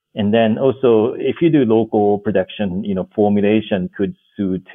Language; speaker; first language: English; non-native, fluent; Japanese